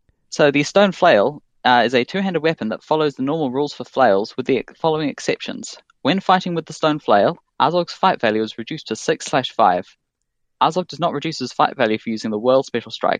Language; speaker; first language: English; native; English